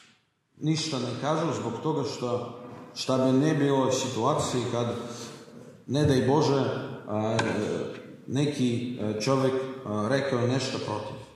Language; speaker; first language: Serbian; non-native, learner; Russian